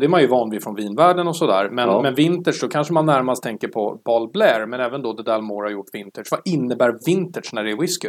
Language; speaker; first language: Swedish; native; Swedish